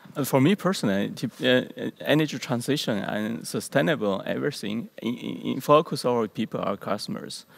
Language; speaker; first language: English; non-native, learner; Chinese